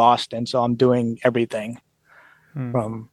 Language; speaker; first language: English; native; English